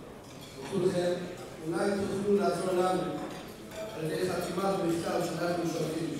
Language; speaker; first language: Hebrew; non-native, fluent; English